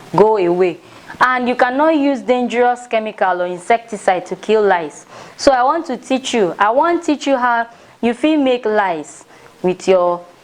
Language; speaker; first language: Nigerian Pidgin; non-native, local second language; Ibibio